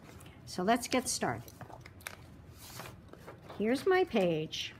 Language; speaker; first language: English; native; English